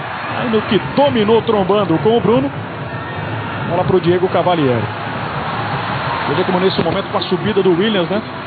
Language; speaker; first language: Portuguese; native; Portuguese